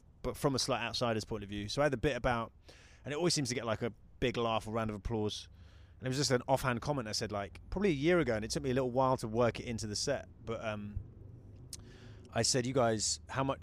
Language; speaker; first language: English; native; English